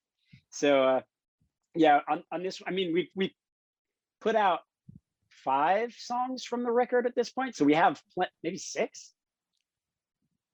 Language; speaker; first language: English; native; English